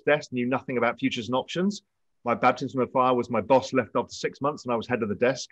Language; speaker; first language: English; native; English